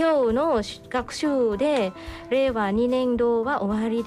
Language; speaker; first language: Japanese; non-native, fluent; Thai